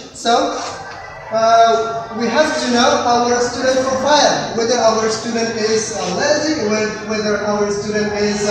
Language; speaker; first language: English; non-native, learner; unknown